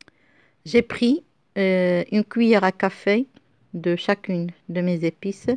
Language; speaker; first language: French; non-native, local second language; Arabic